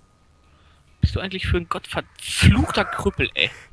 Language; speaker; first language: German; native; German